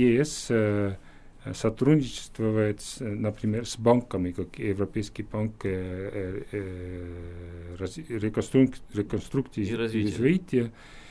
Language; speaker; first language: Russian; non-native, fluent; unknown